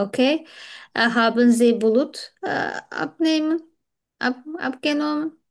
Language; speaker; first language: German; non-native, fluent; Turkish